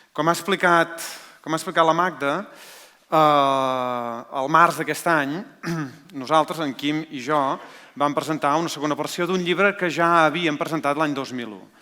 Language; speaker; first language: Catalan; native; Catalan